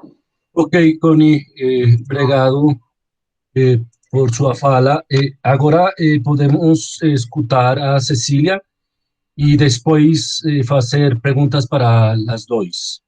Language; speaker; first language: Portuguese; non-native, learner; Spanish